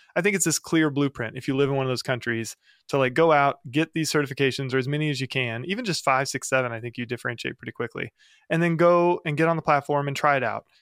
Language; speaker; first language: English; native; English